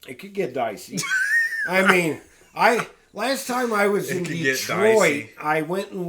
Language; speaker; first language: English; native; English